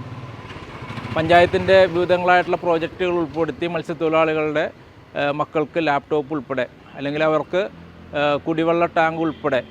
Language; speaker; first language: Malayalam; native; Malayalam